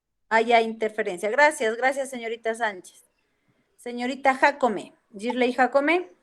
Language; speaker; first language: Spanish; native; Spanish